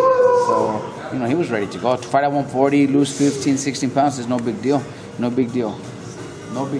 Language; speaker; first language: English; native; English